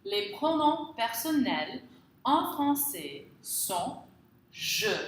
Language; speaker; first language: French; non-native, fluent; English